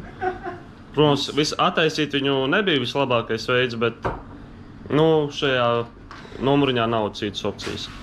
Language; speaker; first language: Latvian; native; Latvian